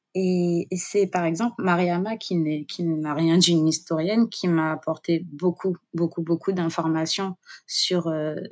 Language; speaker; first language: French; native; French